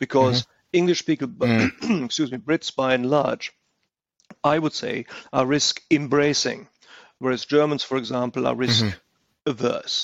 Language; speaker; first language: English; non-native, fluent; German